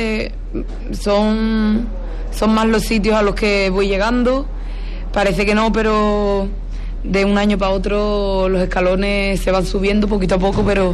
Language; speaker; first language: Spanish; native; Spanish